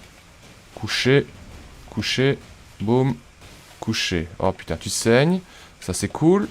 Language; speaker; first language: French; native; French